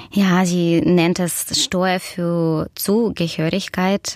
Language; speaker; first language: German; non-native, fluent; Russian